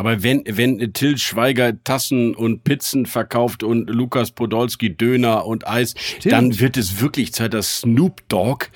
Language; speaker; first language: German; native; German